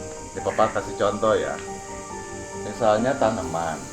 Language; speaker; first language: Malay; non-native, local second language; Sundanese